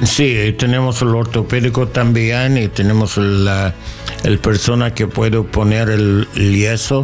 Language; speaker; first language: Spanish; non-native, learner; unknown